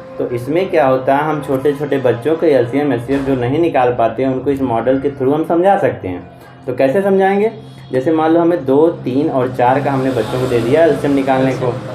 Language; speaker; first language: Hindi; native; Hindi